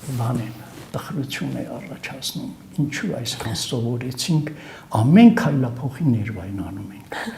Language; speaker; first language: Armenian; native; Armenian